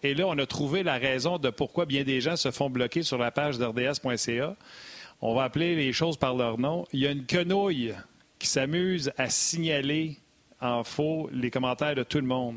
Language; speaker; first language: French; native; French